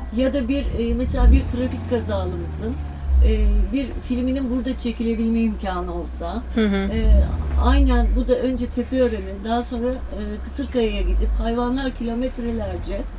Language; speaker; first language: Turkish; native; Turkish